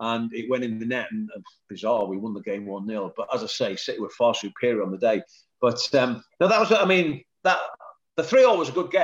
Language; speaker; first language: English; native; English